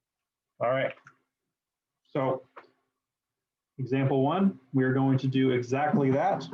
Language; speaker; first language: English; native; English